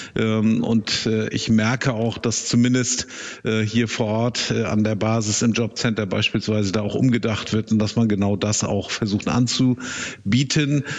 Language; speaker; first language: German; native; German